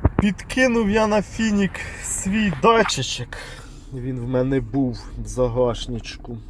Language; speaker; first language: Ukrainian; non-native, local second language; Russian